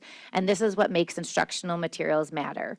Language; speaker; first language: English; native; English